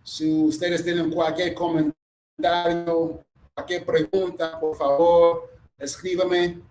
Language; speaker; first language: Spanish; non-native, fluent; English